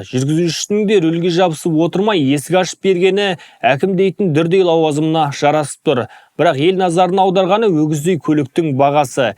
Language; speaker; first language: Kazakh; native; Kazakh